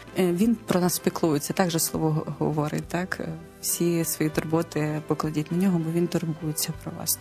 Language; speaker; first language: Ukrainian; non-native, local second language; Russian